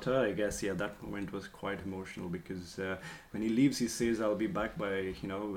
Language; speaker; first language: English; non-native, local second language; Marathi